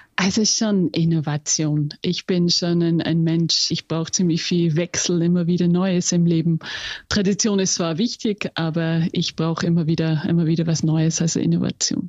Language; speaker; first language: German; non-native, fluent; English